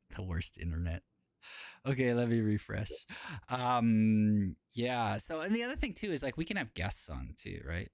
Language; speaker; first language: English; native; English